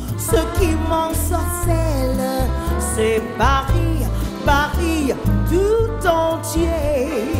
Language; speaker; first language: French; non-native, fluent; English